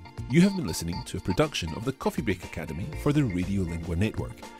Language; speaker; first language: English; native; English